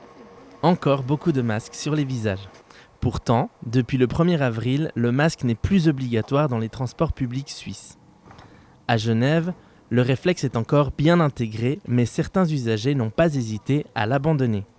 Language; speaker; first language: French; native; French